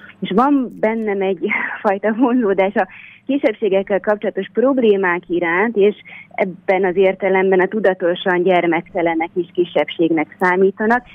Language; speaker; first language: Hungarian; native; Hungarian